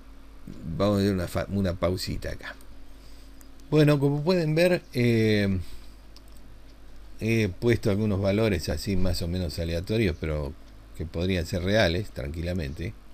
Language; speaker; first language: Spanish; native; Spanish